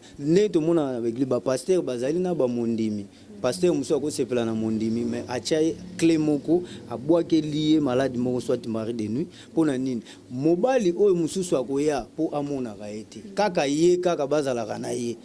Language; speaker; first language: Lingala; non-native, local second language; Kongo